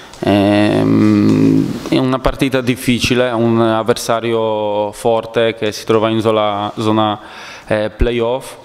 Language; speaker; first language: Italian; non-native, fluent; Polish